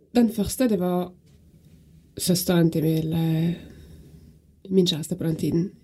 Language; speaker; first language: Norwegian; non-native, fluent; French